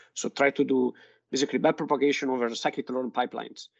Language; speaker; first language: English; non-native, fluent; Italian